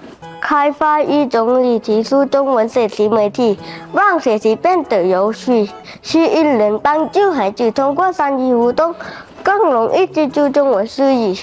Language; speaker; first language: Chinese; non-native, learner; Thai